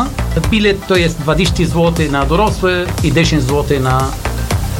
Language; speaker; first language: Polish; non-native, learner; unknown